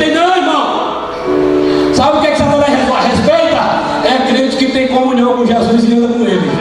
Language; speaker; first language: Portuguese; native; Portuguese